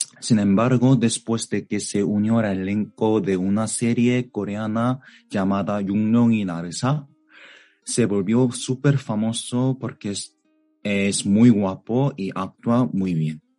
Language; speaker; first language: Spanish; non-native, fluent; Korean